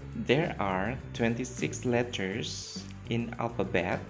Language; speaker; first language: English; non-native, fluent; Indonesian